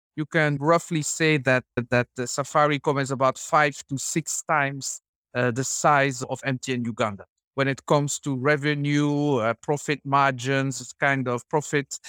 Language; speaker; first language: English; non-native, fluent; Dutch